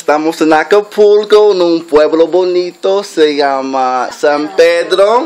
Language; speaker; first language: Spanish; non-native, learner; English